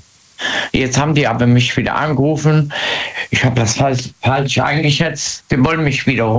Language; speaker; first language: German; native; German